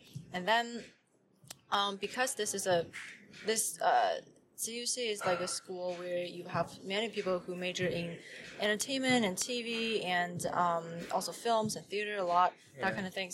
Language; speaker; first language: English; non-native, fluent; Chinese